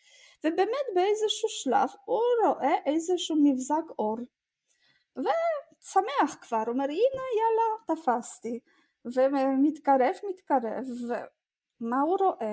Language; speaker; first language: Hebrew; non-native, fluent; Russian